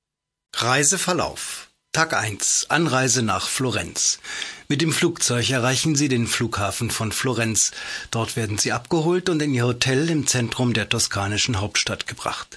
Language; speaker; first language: German; native; German